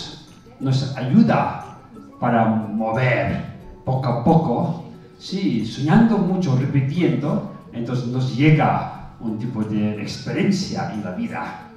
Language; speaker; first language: Spanish; non-native, fluent; Tibetan